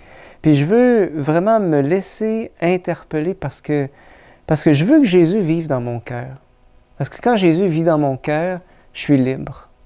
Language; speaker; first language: French; native; French